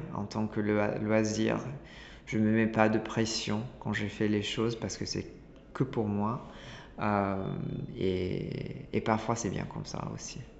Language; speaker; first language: French; non-native, fluent; Italian